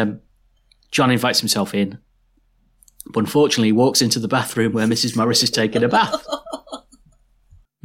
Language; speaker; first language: English; native; English